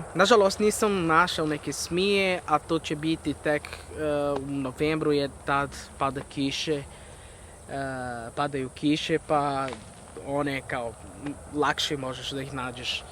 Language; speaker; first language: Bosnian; non-native, fluent; Portuguese